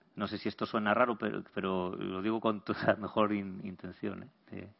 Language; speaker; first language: Spanish; native; Spanish